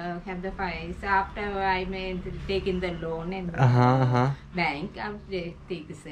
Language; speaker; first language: English; non-native, learner; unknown